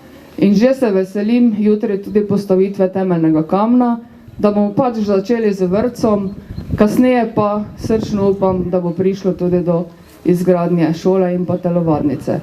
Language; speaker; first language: Slovenian; native; Slovenian